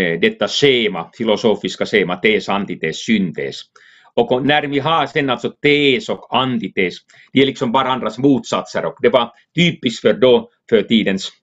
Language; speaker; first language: Swedish; non-native, local second language; Finnish